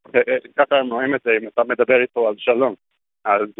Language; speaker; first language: Hebrew; non-native, fluent; English